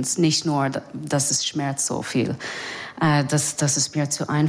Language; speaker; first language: German; non-native, fluent; English